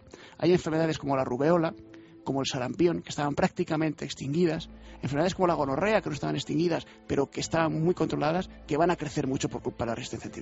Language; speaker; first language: Spanish; native; Spanish